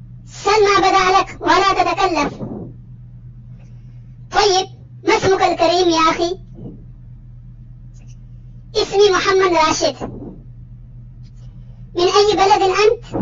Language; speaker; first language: Arabic; non-native, fluent; Urdu